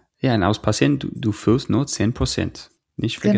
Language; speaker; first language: German; non-native, fluent; English